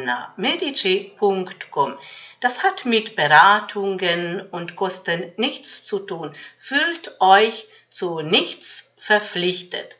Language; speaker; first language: German; non-native, fluent; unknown